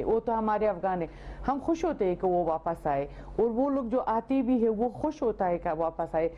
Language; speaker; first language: Hindi; non-native, fluent; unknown